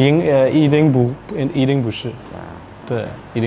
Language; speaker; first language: Chinese; non-native, learner; Dutch